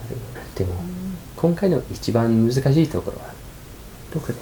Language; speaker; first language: Japanese; non-native, fluent; English